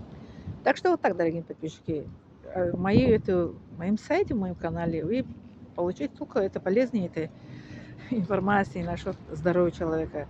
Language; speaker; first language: Russian; non-native, learner; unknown